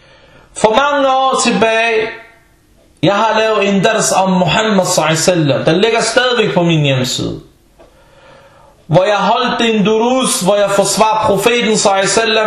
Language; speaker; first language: Danish; non-native, fluent; Arabic